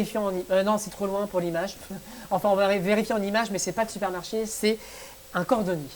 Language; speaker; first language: French; native; French